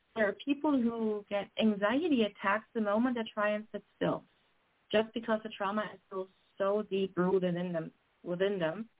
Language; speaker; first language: English; non-native, fluent; German